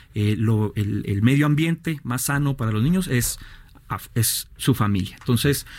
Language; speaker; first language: Spanish; native; Spanish